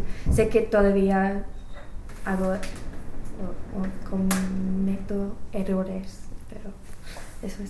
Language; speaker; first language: Spanish; non-native, learner; English